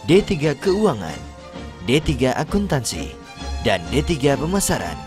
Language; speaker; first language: Indonesian; native; Indonesian